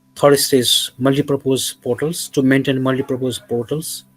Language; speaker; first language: English; non-native, local second language; Nepali